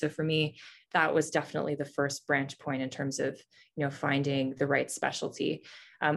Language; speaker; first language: English; native; English